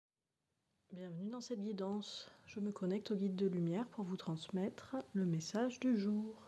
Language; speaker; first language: French; native; French